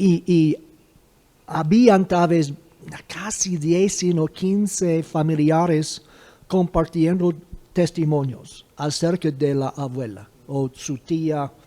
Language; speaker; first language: Spanish; non-native, fluent; English